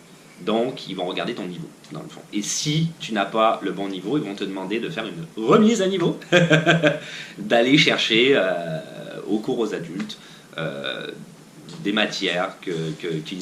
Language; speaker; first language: French; native; French